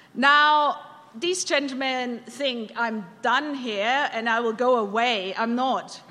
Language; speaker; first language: English; non-native, fluent; German